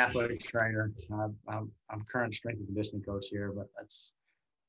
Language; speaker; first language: English; native; English